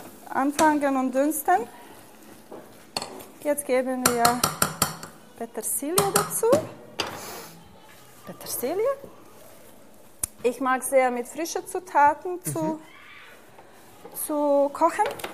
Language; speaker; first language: German; non-native, fluent; Serbian